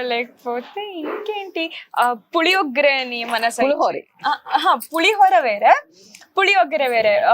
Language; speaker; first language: Telugu; non-native, local second language; Kannada